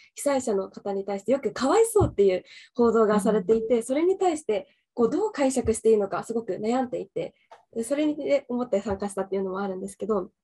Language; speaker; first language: Japanese; native; Japanese